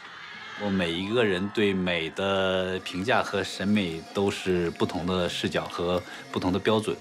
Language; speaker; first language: Chinese; native; Chinese